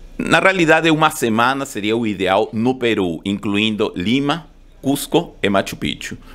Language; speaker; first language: Portuguese; non-native, fluent; Spanish